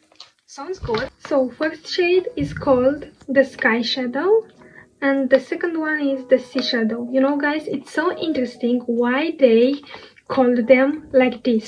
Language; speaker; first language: English; non-native, fluent; Romanian